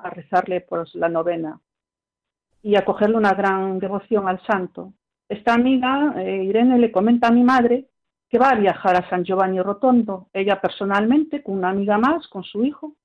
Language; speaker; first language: Spanish; early bilingual, heritage; French